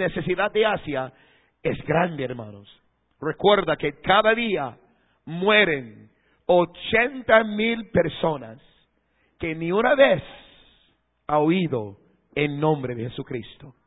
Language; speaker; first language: Spanish; non-native, fluent; English